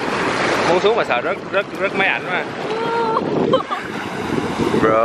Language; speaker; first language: Vietnamese; early bilingual, heritage; Vietnamese